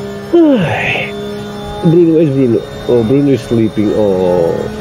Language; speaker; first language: English; non-native, fluent; Portuguese